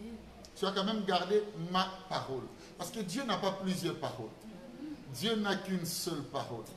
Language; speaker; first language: French; non-native, local second language; Lingala